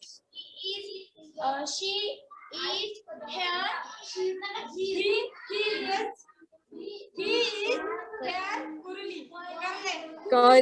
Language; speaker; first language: English; non-native, learner; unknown